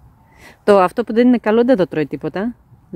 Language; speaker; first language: Greek; native; Greek